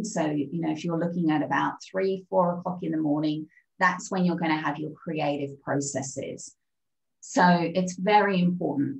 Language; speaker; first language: English; native; English